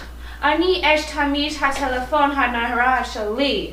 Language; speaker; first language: Hebrew; non-native, learner; English